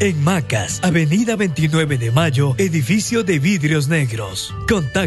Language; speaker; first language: Spanish; native; Spanish